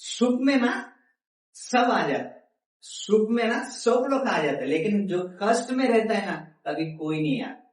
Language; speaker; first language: Hindi; non-native, local second language; Telugu